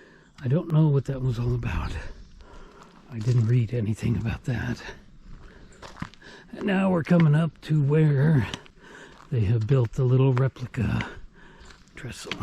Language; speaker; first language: English; native; English